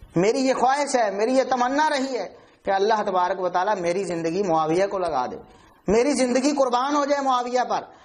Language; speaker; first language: Urdu; non-native, local second language; Punjabi